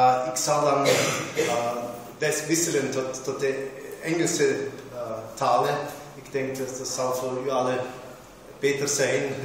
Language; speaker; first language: Dutch; non-native, learner; German